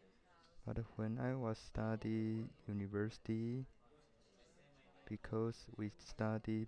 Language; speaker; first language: English; non-native, learner; Chinese